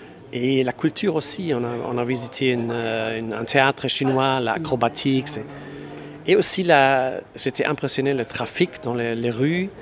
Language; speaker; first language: French; non-native, local second language; Luxembourgish